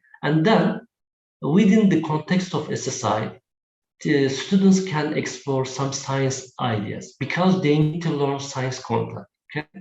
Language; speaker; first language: English; non-native, fluent; Turkish